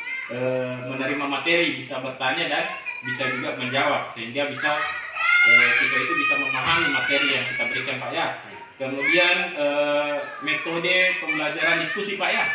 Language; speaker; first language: Indonesian; native; Indonesian